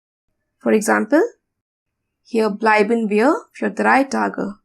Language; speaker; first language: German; non-native, learner; English